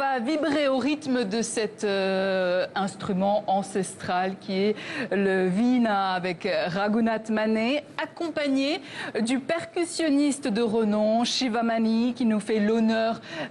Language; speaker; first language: French; native; French